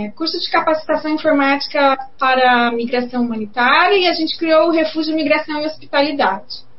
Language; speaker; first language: Portuguese; native; Portuguese